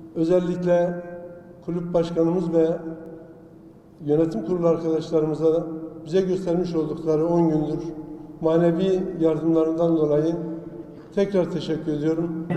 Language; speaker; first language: Turkish; native; Turkish